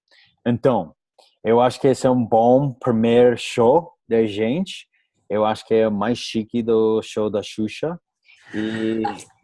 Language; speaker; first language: Portuguese; non-native, learner; English